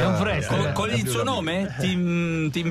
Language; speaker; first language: Italian; native; Italian